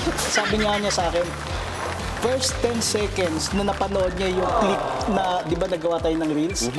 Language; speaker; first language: Filipino; native; Filipino